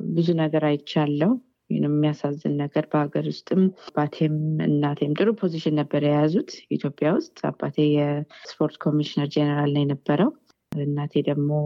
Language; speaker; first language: Amharic; early bilingual, heritage; Amharic